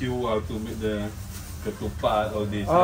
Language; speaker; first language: English; non-native, local second language; Malay